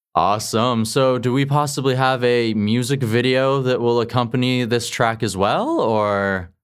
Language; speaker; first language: English; native; English